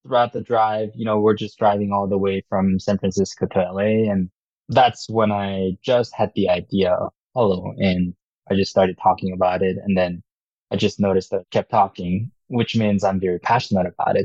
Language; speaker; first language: English; non-native, fluent; Korean